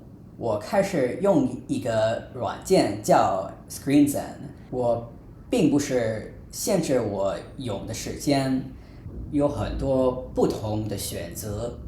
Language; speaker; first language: Chinese; non-native, fluent; English